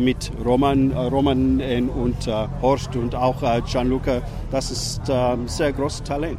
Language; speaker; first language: German; non-native, learner; English